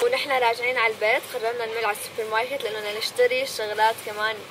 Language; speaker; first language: Arabic; native; Arabic